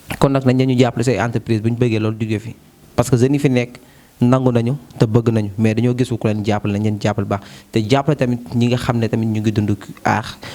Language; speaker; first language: Wolof; native; Wolof